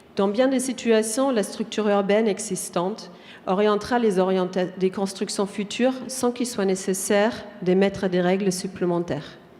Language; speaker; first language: French; non-native, fluent; German